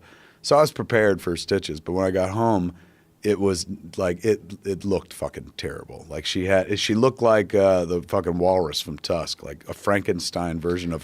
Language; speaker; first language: English; native; English